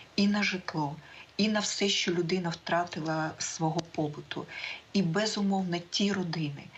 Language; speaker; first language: Ukrainian; native; Ukrainian